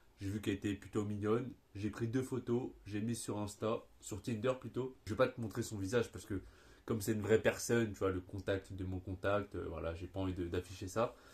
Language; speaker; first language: French; native; French